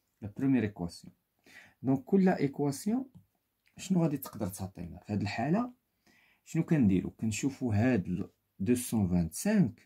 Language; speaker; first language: French; non-native, local second language; Arabic